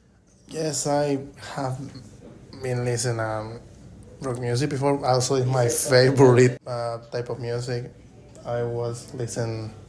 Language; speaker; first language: English; non-native, learner; Spanish